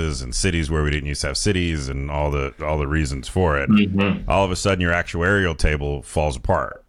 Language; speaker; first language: English; native; English